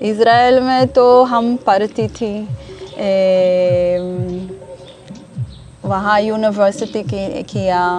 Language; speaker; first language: Hindi; non-native, learner; Hebrew